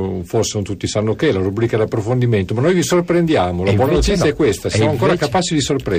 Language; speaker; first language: Italian; native; Italian